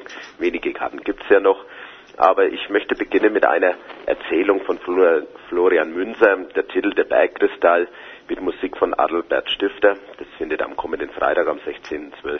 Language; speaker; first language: German; native; German